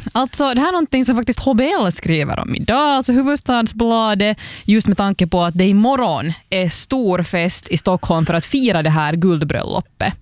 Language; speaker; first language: Swedish; native; Swedish